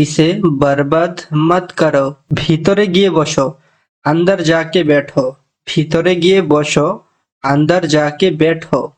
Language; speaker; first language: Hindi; non-native, fluent; Bangla